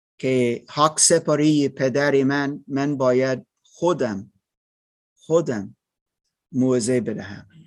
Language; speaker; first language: Persian; non-native, learner; German